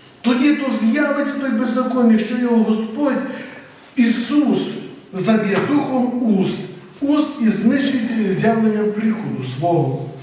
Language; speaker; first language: Ukrainian; native; Ukrainian